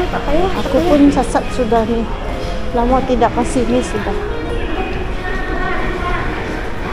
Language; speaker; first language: Indonesian; non-native, learner; Filipino